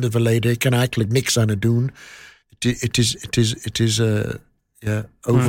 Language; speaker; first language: Dutch; non-native, learner; English